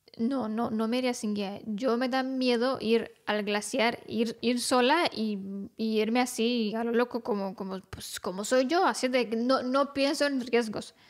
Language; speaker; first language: Spanish; non-native, fluent; Romanian